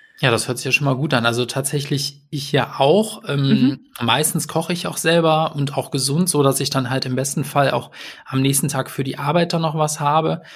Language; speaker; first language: German; native; German